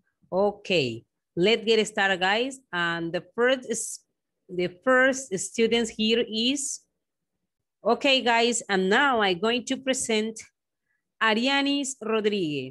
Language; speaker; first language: English; non-native, learner; Spanish